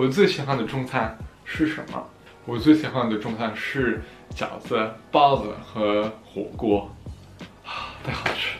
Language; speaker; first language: Chinese; non-native, fluent; French